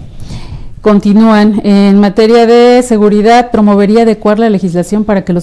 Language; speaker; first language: Spanish; native; Spanish